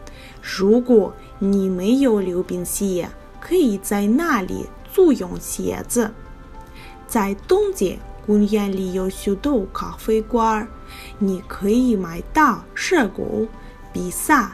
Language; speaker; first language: Chinese; non-native, learner; Russian